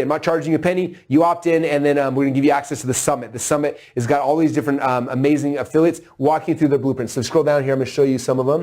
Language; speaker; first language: English; native; English